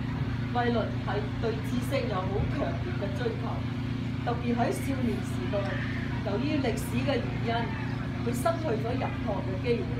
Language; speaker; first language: Cantonese; native; Cantonese